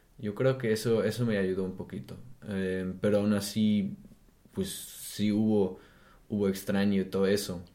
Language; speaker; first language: Spanish; non-native, fluent; German